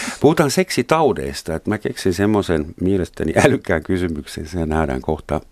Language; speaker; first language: Finnish; non-native, fluent; Russian